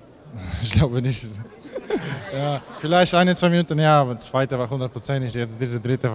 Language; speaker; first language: German; non-native, learner; Polish